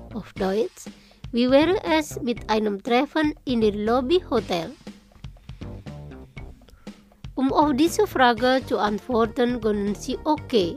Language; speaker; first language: German; non-native, fluent; Indonesian